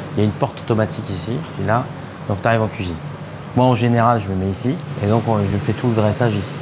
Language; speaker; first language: French; non-native, local second language; Arabic